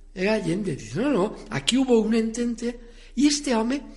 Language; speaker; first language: Spanish; non-native, local second language; Catalan